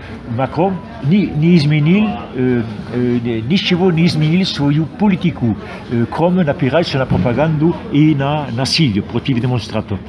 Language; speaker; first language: Russian; non-native, fluent; French